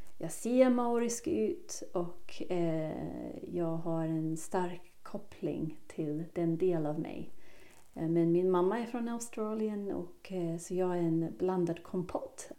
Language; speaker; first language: Swedish; non-native, fluent; English